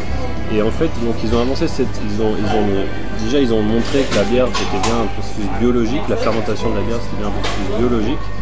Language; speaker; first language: French; native; French